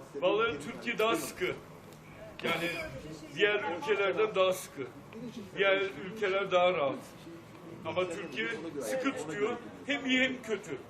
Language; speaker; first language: Turkish; early bilingual, heritage; Turkish